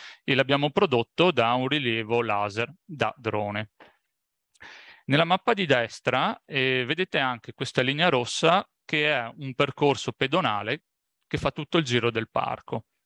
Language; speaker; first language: Italian; native; Italian